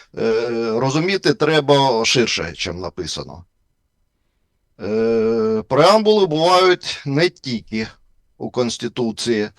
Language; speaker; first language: Ukrainian; non-native, local second language; Russian